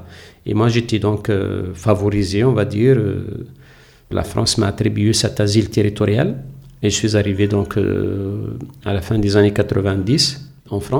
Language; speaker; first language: French; non-native, local second language; Arabic